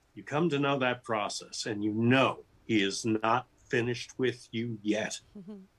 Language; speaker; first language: English; native; English